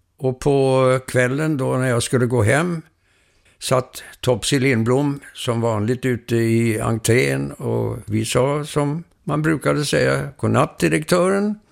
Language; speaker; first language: Swedish; native; Swedish